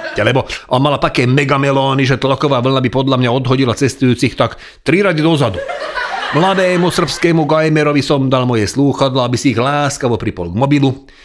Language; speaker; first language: Slovak; non-native, local second language; Hungarian